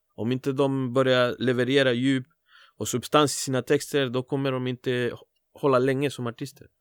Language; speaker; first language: Swedish; early bilingual, other home language; Spanish